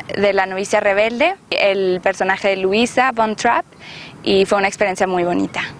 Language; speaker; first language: Spanish; native; Spanish